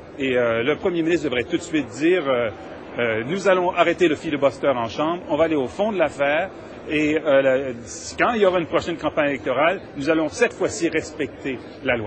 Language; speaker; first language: French; native; French